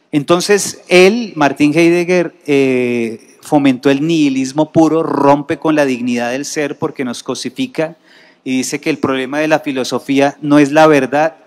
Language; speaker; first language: Spanish; native; Spanish